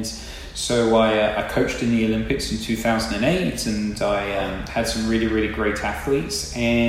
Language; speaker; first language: English; native; English